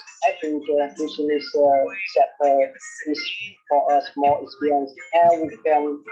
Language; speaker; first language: English; non-native, learner; Vietnamese